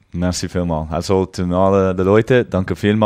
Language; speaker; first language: German; early bilingual, heritage; English